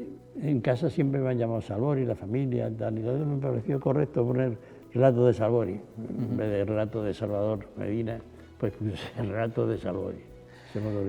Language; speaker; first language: Spanish; native; Spanish